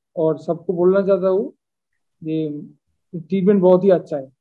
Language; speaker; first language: Hindi; non-native, local second language; Bangla